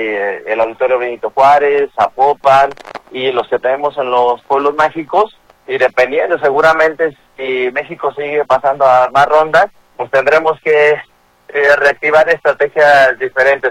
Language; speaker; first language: Spanish; native; Spanish